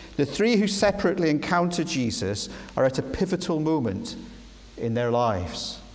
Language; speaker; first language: English; native; English